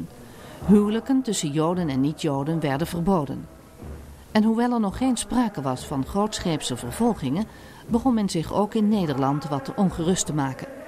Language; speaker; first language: Dutch; native; Dutch